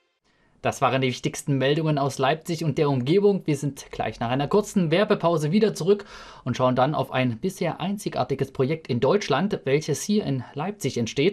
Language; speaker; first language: German; native; German